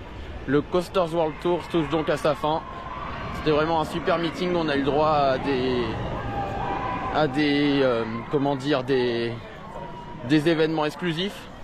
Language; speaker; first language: French; native; French